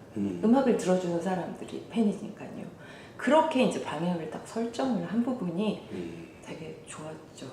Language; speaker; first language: Korean; native; Korean